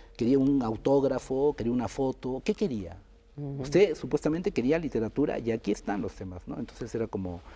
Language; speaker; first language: Spanish; native; Spanish